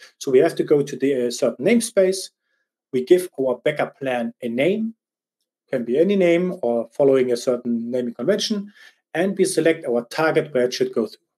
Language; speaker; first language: English; non-native, fluent; German